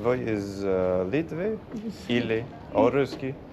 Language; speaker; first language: Russian; non-native, learner; English